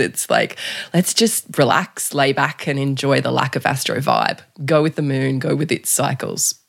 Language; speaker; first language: English; native; English